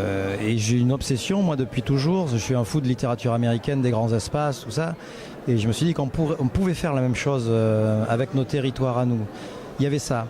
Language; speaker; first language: French; native; French